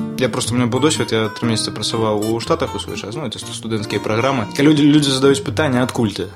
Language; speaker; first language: Belarusian; non-native, local second language; Russian